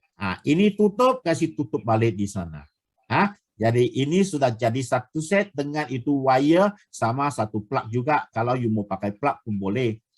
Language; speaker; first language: Malay; non-native, local second language; Chinese